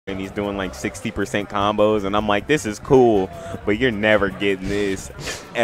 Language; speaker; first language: English; native; English